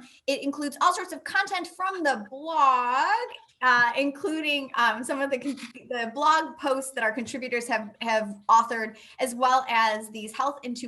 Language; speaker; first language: English; native; English